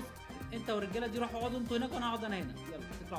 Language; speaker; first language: Arabic; native; Arabic